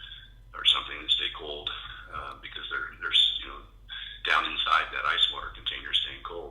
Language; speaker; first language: English; native; English